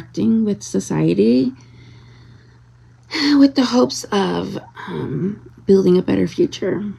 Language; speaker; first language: English; native; English